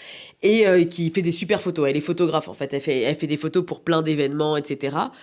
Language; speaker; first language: French; native; French